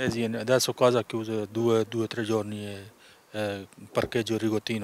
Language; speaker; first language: Italian; non-native, learner; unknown